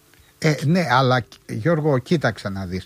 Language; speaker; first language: Greek; native; Greek